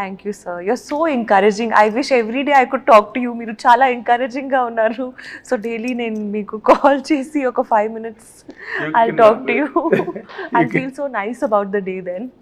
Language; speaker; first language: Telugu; non-native, learner; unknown